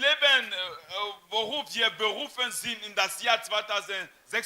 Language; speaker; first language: German; non-native, fluent; French